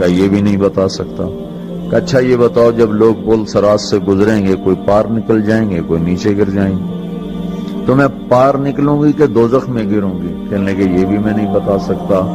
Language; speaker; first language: Urdu; non-native, local second language; Punjabi